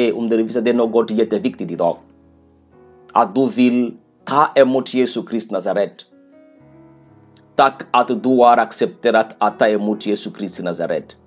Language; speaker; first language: Swedish; non-native, fluent; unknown